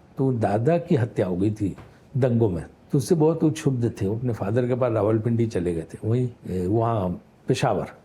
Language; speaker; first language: Hindi; native; Hindi